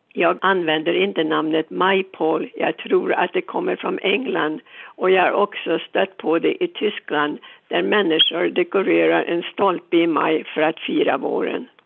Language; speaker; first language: Swedish; native; Swedish